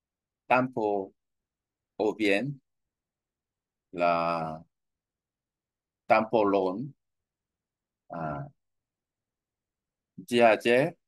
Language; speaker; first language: Vietnamese; non-native, learner; Korean